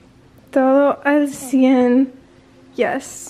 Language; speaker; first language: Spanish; early bilingual, heritage; Spanish